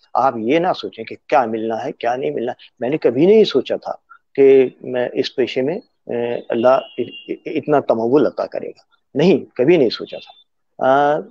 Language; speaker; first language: Urdu; native; Urdu